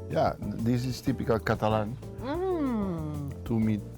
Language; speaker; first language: English; non-native, learner; Catalan